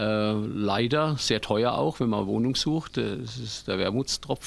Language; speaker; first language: German; native; German